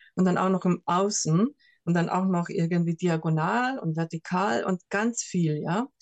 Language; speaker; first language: German; non-native, fluent; Hungarian